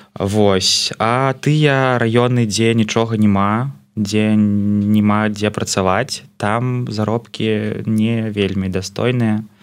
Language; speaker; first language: Belarusian; non-native, local second language; Russian